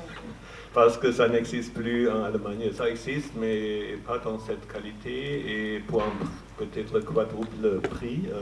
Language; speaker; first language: French; non-native, fluent; German